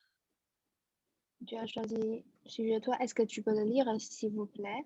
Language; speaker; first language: French; non-native, fluent; Chinese